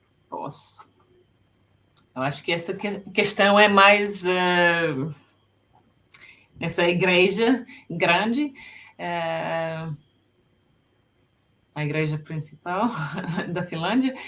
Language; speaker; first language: Portuguese; non-native, fluent; Finnish